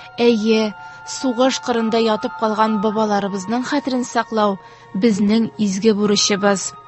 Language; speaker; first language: Tatar; native; Tatar